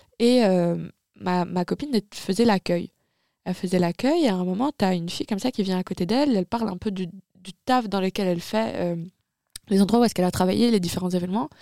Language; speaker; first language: French; native; French